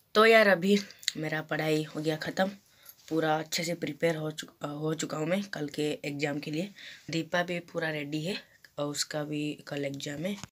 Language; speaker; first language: Hindi; non-native, local second language; Odia